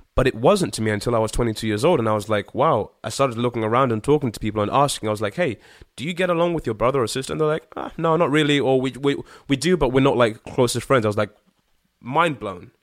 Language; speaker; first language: English; early bilingual, other home language; Shona